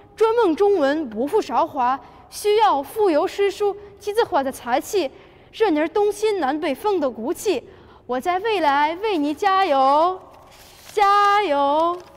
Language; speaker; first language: Chinese; non-native, fluent; Russian